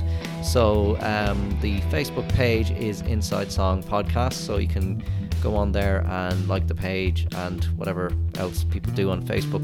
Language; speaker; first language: English; native; English